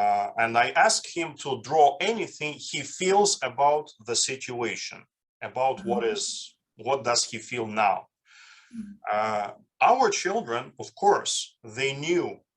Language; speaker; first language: English; non-native, fluent; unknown